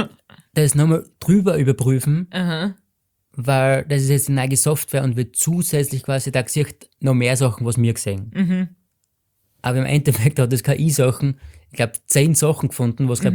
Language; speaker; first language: German; native; German